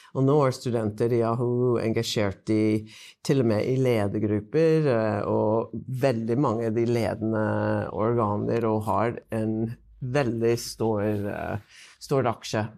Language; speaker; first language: Norwegian; non-native, fluent; English